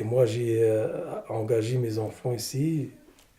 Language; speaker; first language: French; non-native, learner; Arabic